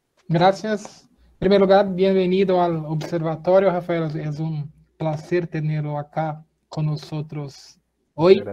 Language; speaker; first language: Spanish; non-native, fluent; Portuguese